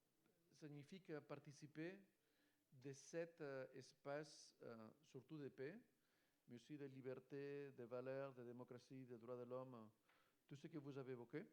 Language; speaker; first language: French; non-native, fluent; Spanish